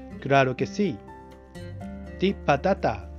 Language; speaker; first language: Spanish; non-native, fluent; Japanese